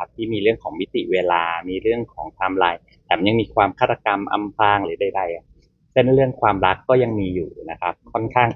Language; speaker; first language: Thai; native; Thai